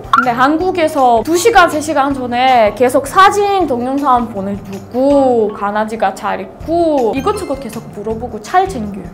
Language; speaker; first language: Korean; non-native, fluent; Russian